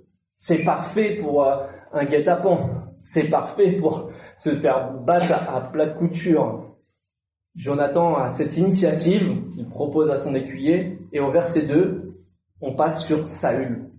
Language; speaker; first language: French; native; French